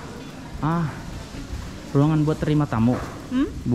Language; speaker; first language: Indonesian; native; Indonesian